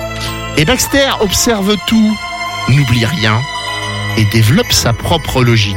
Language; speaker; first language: French; native; French